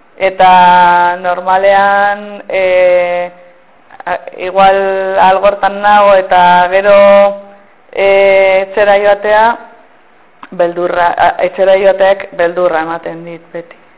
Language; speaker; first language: Basque; non-native, local second language; Spanish